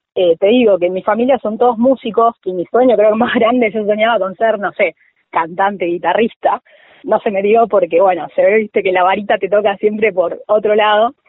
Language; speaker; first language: Spanish; native; Spanish